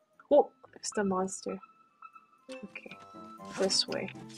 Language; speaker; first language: English; non-native, fluent; Korean